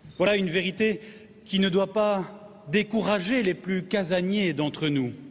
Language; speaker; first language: French; native; French